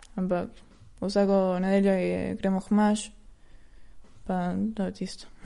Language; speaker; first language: Slovenian; early bilingual, heritage; Slovenian